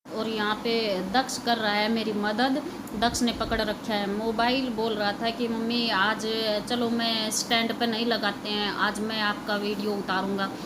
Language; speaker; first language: Hindi; native; Hindi